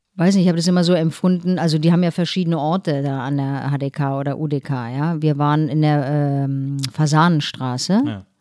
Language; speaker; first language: German; early bilingual, other home language; Turkish